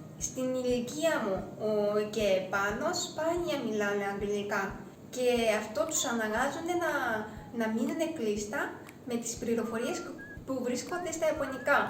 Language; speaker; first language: Greek; non-native, fluent; Japanese